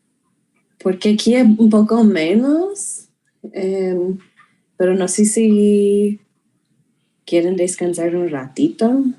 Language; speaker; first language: Spanish; non-native, fluent; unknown